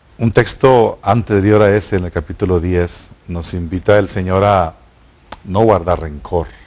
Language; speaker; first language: Spanish; native; Spanish